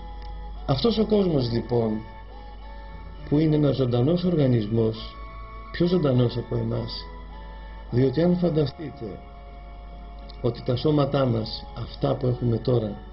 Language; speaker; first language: Greek; native; Greek